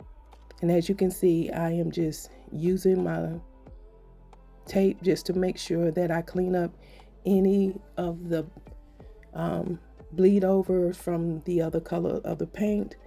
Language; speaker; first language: English; native; English